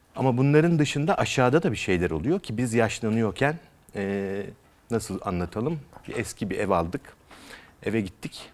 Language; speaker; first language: Turkish; native; Turkish